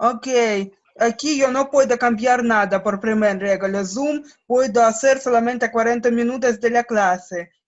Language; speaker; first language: Spanish; non-native, learner; Russian